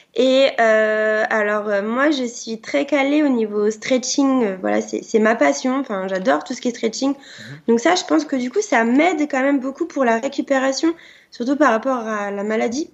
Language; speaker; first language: French; native; French